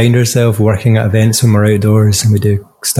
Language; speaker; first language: English; native; English